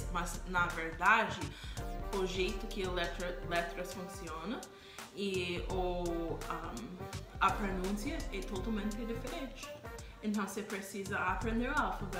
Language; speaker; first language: Portuguese; non-native, fluent; English